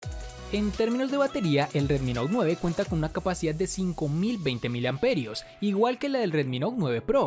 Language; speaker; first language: Spanish; native; Spanish